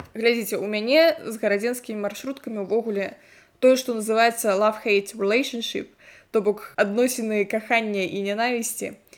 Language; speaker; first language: Belarusian; non-native, local second language; Russian